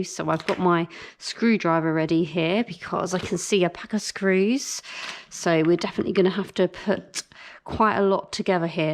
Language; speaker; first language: English; native; English